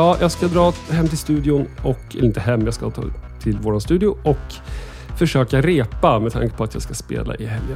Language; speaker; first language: Swedish; native; Swedish